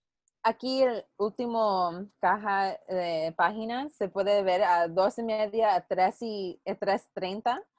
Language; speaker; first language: Spanish; non-native, learner; English